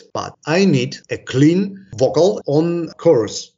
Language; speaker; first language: English; non-native, fluent; Ukrainian